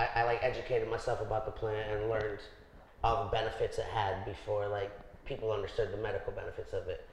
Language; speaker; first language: English; native; English